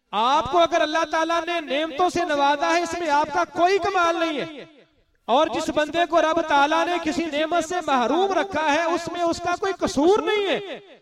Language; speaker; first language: Urdu; non-native, local second language; Punjabi